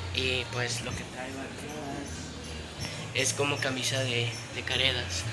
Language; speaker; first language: Spanish; early bilingual, heritage; Spanish